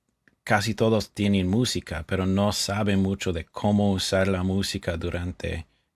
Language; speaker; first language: Spanish; non-native, fluent; English